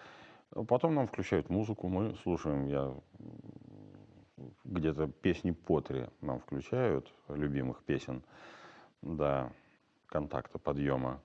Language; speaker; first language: Russian; native; Russian